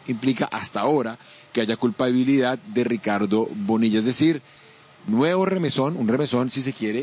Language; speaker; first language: Spanish; native; Spanish